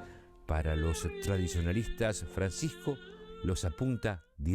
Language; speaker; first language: Spanish; native; Spanish